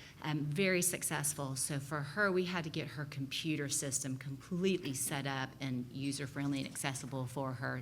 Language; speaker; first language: English; native; English